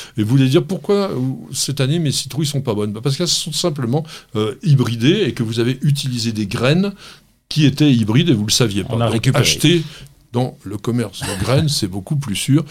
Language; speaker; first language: French; native; French